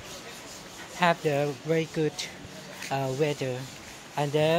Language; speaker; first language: English; non-native, learner; Thai